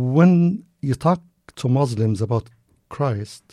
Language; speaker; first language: English; non-native, fluent; Arabic